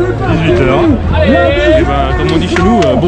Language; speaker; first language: French; native; French